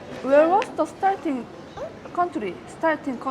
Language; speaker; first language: English; non-native, learner; Korean